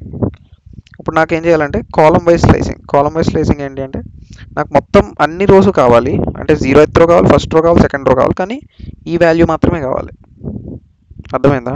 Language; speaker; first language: Telugu; native; Telugu